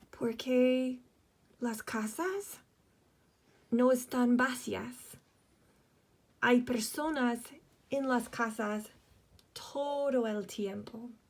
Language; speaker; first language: Spanish; non-native, fluent; English